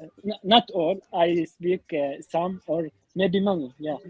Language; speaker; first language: English; non-native, learner; Arabic